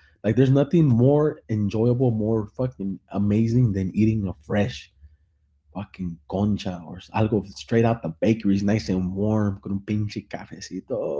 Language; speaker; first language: English; early bilingual, other home language; Spanish